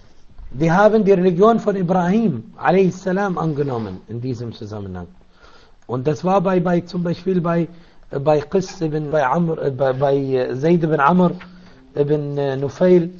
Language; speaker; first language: German; non-native, fluent; Arabic